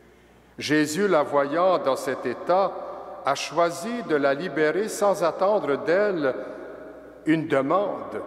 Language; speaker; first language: French; native; French